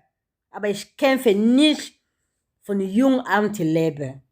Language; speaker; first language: German; non-native, learner; Lingala